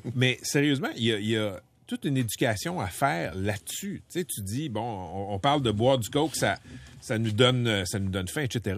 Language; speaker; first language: French; native; French